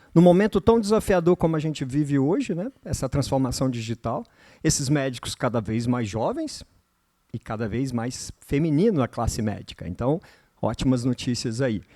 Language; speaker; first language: Portuguese; native; Portuguese